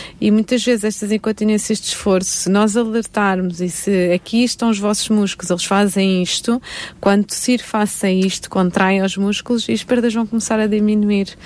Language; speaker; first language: Portuguese; native; Portuguese